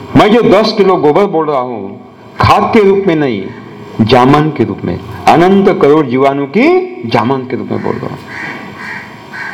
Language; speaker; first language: Hindi; non-native, local second language; Marathi